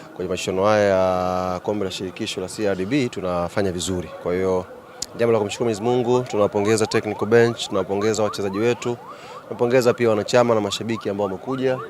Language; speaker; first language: Swahili; native; Swahili